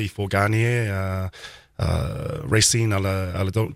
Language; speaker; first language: French; non-native, learner; English